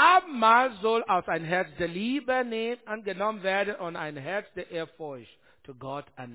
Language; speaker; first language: German; non-native, learner; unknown